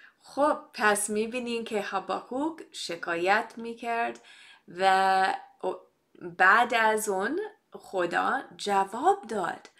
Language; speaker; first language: Persian; non-native, fluent; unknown